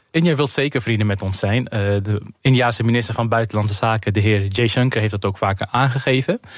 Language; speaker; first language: Dutch; native; Dutch